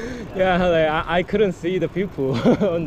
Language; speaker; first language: English; non-native, learner; Korean